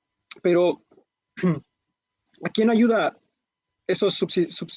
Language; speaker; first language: Spanish; early bilingual, heritage; Spanish